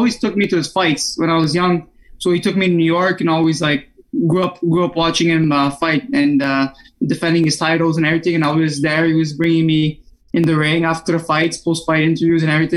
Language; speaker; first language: English; non-native, fluent; Italian